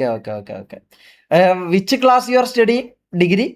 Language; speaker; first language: English; non-native, learner; Malayalam